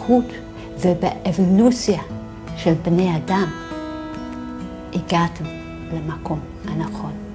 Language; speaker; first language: Hebrew; non-native, fluent; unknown